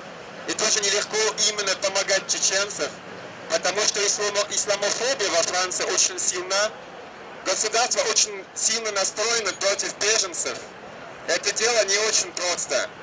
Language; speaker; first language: Russian; non-native, fluent; French